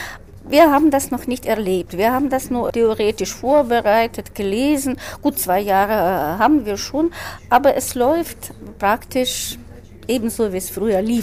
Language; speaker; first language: German; non-native, fluent; Russian